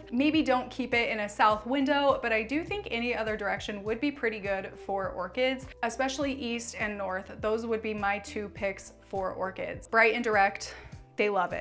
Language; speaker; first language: English; native; English